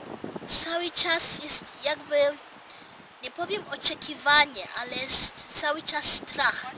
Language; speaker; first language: Polish; non-native, fluent; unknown